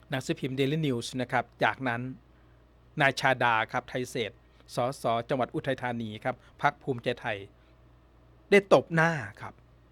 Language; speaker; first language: Thai; native; Thai